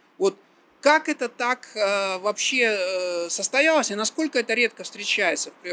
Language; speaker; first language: Russian; native; Russian